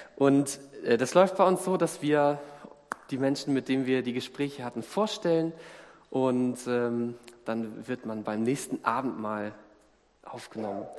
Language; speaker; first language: German; native; German